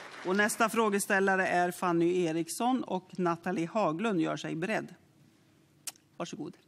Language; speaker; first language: Swedish; native; Swedish